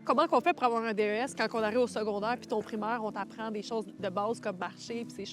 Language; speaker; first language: French; native; French